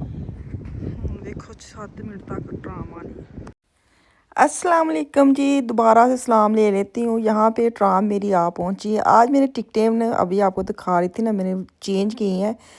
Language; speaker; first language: Urdu; non-native, local second language; Punjabi